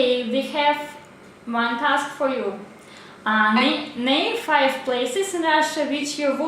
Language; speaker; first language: English; non-native, learner; Russian